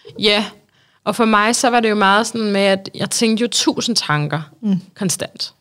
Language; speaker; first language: Danish; early bilingual, other home language; Arabic